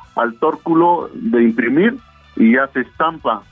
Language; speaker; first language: Spanish; non-native, local second language; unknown